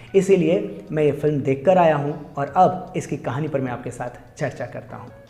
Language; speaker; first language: Hindi; native; Hindi